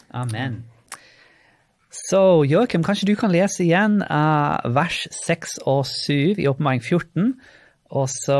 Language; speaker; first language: Norwegian; non-native, fluent; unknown